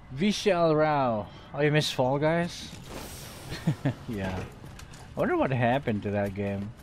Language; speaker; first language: English; non-native, local second language; Filipino